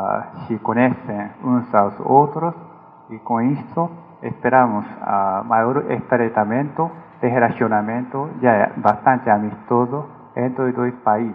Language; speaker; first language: Portuguese; non-native, fluent; Japanese